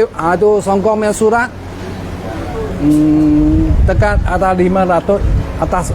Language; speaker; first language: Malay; non-native, local second language; Cantonese